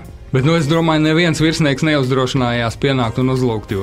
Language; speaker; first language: Latvian; native; Latvian